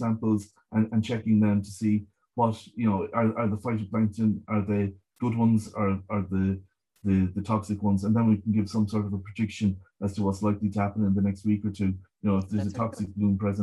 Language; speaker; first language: English; native; English